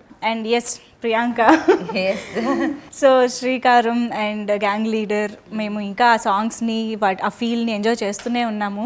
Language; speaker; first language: Telugu; native; Telugu